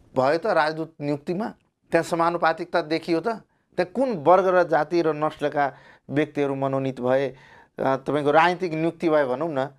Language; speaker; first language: Nepali; non-native, local second language; Maithili